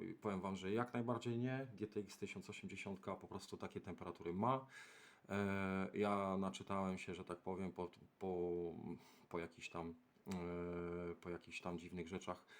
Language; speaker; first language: Polish; native; Polish